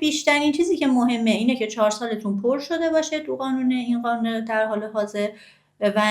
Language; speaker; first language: Persian; native; Persian